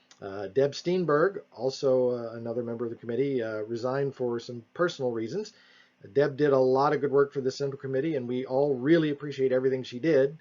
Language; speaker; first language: English; native; English